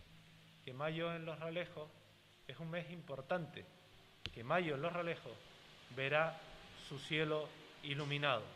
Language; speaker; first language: Spanish; native; Spanish